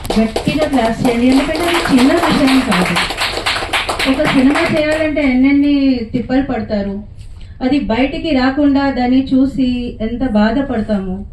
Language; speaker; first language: Telugu; non-native, fluent; Hindi